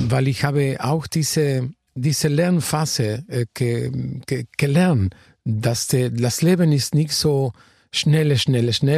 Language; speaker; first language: German; non-native, fluent; Spanish